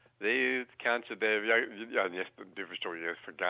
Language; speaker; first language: Swedish; non-native, learner; English